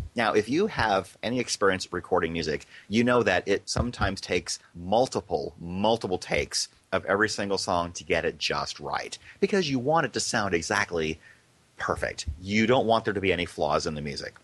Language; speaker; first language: English; native; English